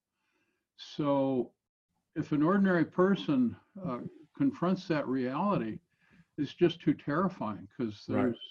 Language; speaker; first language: English; native; English